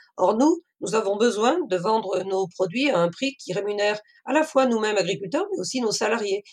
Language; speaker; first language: French; native; French